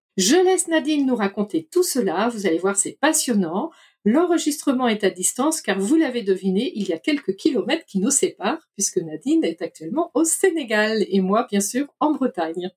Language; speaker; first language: French; native; French